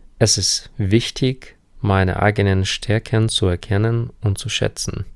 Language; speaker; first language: German; non-native, fluent; Ukrainian